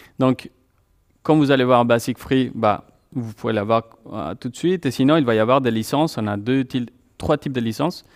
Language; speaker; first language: French; non-native, fluent; Spanish